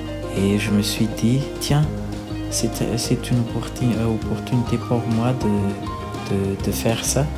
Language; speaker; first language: French; non-native, local second language; Malagasy